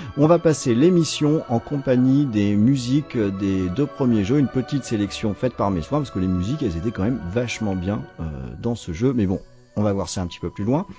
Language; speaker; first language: French; native; French